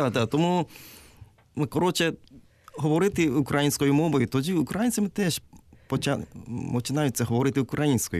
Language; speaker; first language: Ukrainian; non-native, learner; Japanese